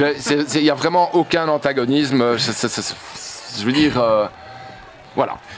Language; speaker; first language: French; native; French